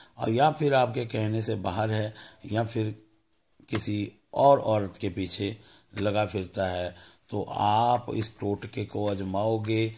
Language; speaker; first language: Hindi; non-native, local second language; Punjabi